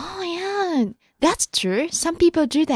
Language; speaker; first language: English; non-native, fluent; Japanese